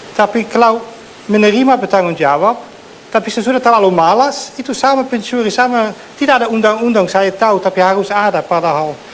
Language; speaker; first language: Indonesian; non-native, fluent; Dutch